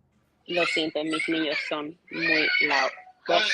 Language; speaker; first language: Spanish; non-native, learner; English